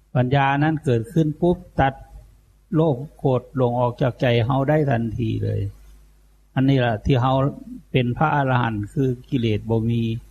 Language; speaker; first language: Thai; native; Thai